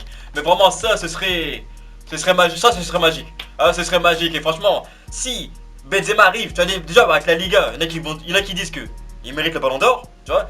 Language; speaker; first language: French; native; French